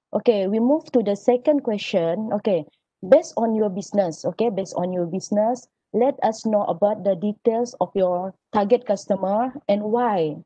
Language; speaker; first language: English; non-native, local second language; Malay